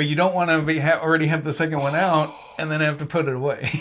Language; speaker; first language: English; native; English